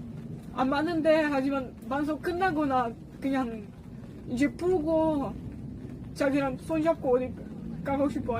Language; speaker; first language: Korean; non-native, learner; Czech